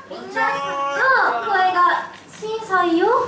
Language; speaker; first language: Japanese; non-native, learner; Korean